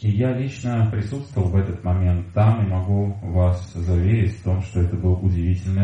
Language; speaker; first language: Russian; native; Russian